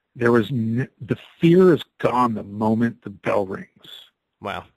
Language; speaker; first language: English; native; English